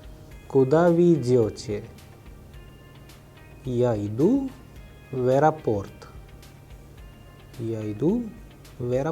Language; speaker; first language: Russian; non-native, fluent; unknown